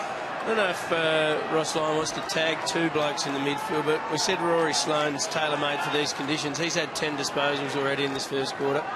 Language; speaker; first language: English; native; English